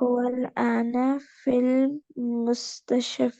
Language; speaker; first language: Arabic; non-native, learner; Urdu